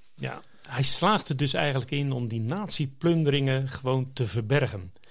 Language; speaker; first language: Dutch; native; Dutch